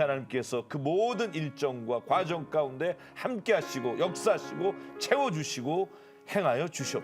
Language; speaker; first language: Korean; native; Korean